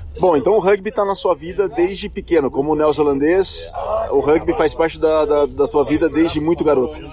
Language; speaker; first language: Portuguese; native; Portuguese